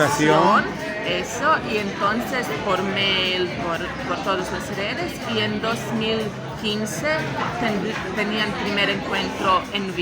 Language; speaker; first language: Spanish; non-native, fluent; Croatian